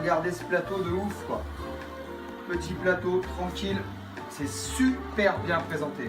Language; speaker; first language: French; native; French